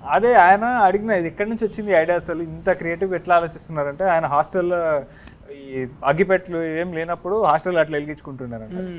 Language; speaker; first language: Telugu; native; Telugu